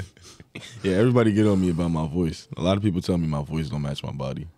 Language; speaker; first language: English; native; English